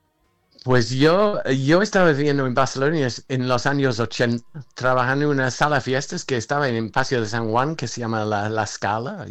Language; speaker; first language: Spanish; non-native, fluent; English